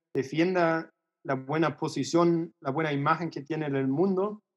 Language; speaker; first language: Spanish; non-native, fluent; German